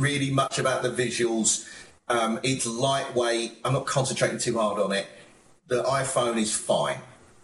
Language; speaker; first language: English; native; English